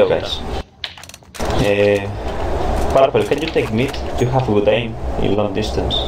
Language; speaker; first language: English; non-native, learner; Spanish